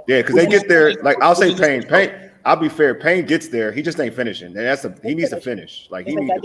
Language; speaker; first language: English; native; English